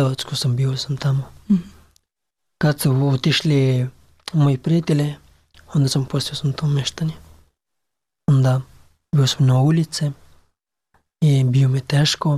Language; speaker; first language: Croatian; non-native, learner; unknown